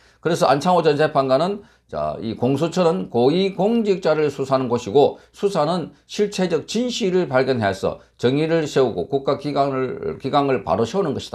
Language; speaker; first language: Korean; native; Korean